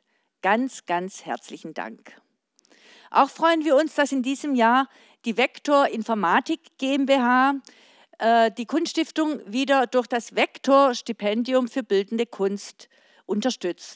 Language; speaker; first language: German; native; German